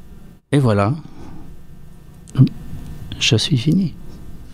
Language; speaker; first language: French; non-native, fluent; English